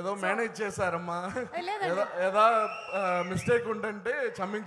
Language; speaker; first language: Telugu; non-native, learner; Tamil